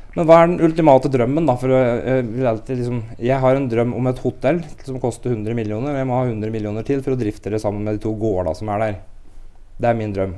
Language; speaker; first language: Norwegian; native; Norwegian